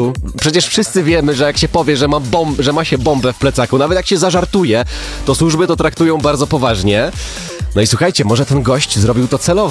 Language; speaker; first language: Polish; native; Polish